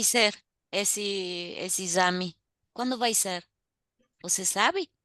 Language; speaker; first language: Portuguese; non-native, learner; Spanish